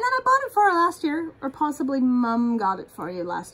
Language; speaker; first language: English; native; English